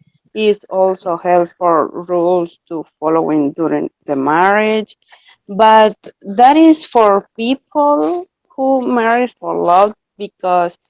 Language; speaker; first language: English; non-native, learner; Spanish